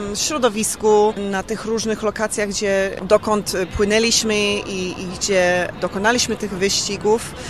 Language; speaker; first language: Polish; early bilingual, heritage; English